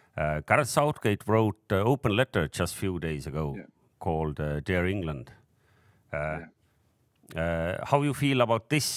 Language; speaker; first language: English; non-native, fluent; Estonian